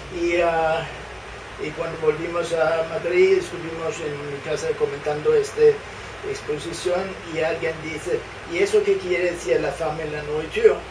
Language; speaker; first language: Spanish; non-native, fluent; Danish